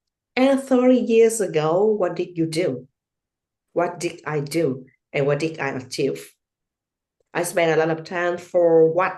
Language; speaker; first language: English; non-native, learner; Vietnamese